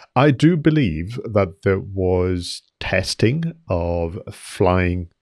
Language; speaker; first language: English; non-native, fluent; French